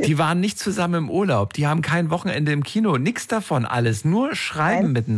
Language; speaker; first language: German; native; German